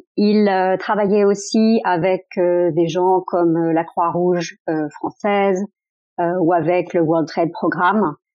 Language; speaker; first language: French; native; French